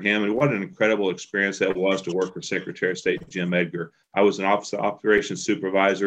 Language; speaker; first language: English; native; English